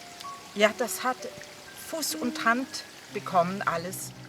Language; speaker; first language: German; non-native, fluent; Danish